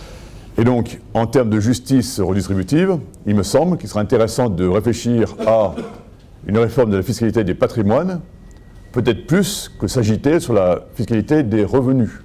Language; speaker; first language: French; native; French